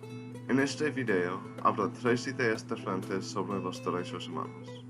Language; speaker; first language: Spanish; non-native, learner; English